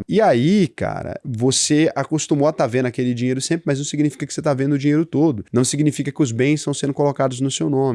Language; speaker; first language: Portuguese; native; Portuguese